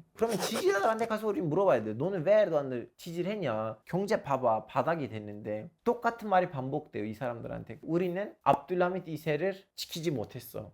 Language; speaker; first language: Korean; non-native, fluent; Turkish